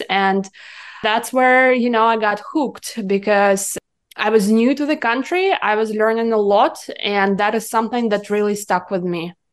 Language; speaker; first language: English; non-native, fluent; Russian